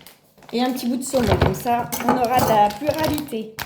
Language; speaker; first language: French; native; French